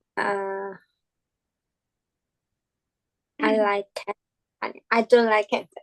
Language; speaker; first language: English; non-native, learner; Vietnamese